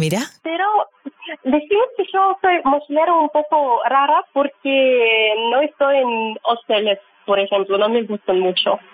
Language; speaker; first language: Spanish; non-native, learner; Russian